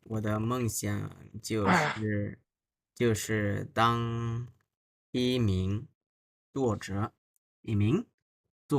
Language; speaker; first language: Chinese; non-native, fluent; Bangla